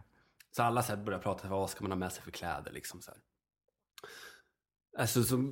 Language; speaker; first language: Swedish; native; Swedish